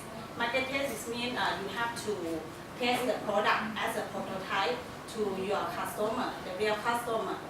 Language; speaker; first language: English; non-native, learner; Thai